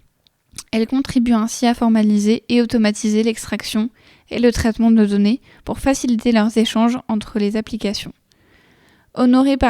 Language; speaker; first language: French; native; French